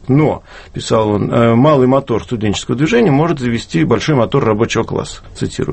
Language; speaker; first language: Russian; native; Russian